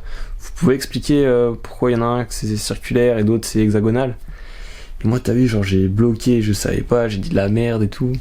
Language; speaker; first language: French; native; French